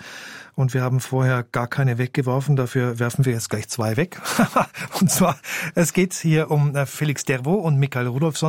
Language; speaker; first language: German; native; German